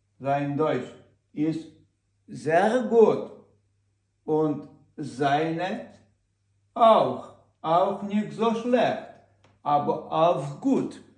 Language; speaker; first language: German; non-native, learner; Ukrainian